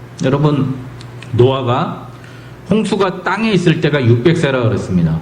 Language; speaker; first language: Korean; native; Korean